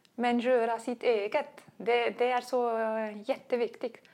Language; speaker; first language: Swedish; non-native, fluent; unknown